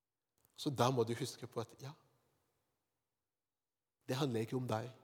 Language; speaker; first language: Norwegian; non-native, fluent; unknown